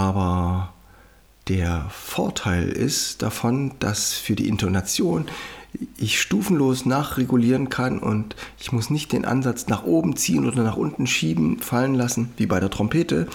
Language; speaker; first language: German; native; German